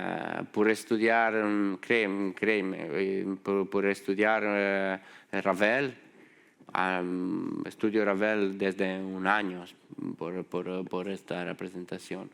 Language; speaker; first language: Spanish; non-native, fluent; Italian